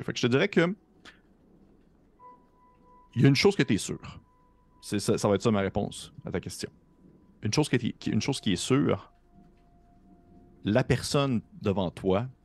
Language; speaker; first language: French; native; French